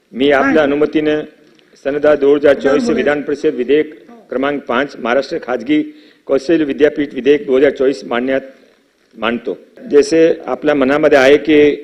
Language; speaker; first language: Marathi; non-native, local second language; Hindi